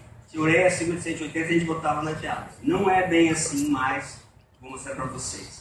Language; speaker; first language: Portuguese; native; Portuguese